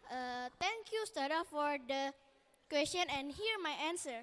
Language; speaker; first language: English; non-native, learner; Indonesian